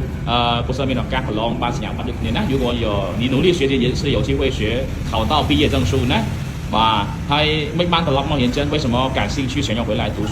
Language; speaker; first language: Chinese; non-native, fluent; Khmer